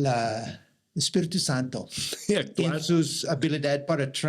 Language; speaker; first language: Spanish; non-native, learner; English